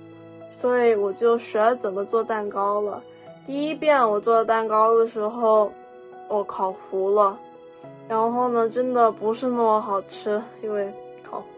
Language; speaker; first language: Chinese; early bilingual, heritage; Chinese